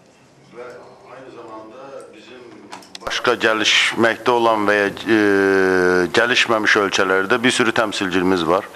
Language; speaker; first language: Turkish; non-native, fluent; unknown